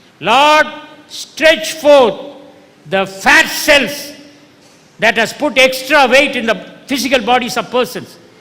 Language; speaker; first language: English; non-native, local second language; Tamil